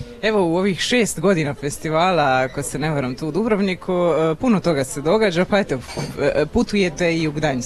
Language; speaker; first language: Croatian; native; Croatian